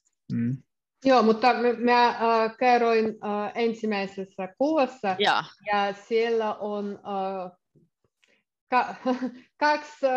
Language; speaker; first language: Finnish; non-native, learner; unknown